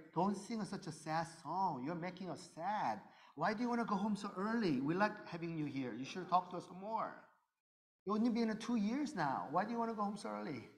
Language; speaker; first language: English; early bilingual, other home language; Korean